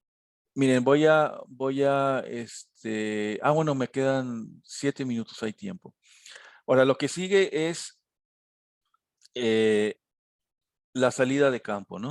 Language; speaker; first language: Spanish; native; Spanish